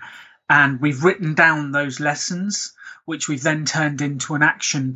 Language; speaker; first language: English; native; English